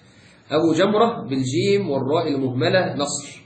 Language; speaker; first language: Arabic; native; Arabic